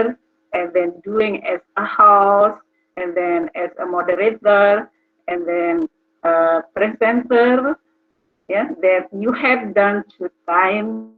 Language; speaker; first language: English; non-native, learner; Indonesian